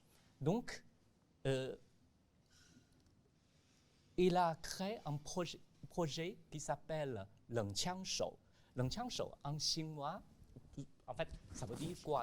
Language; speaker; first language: French; non-native, fluent; Chinese